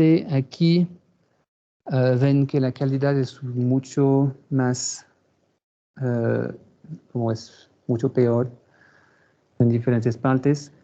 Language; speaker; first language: Spanish; non-native, fluent; French